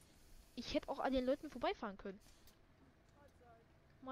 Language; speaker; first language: German; native; German